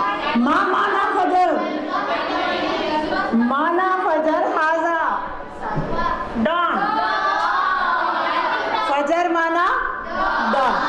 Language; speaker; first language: Arabic; non-native, learner; Urdu